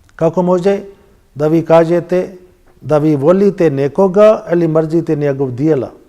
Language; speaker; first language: Bosnian; non-native, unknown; Urdu